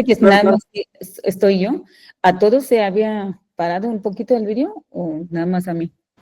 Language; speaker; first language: Spanish; non-native, fluent; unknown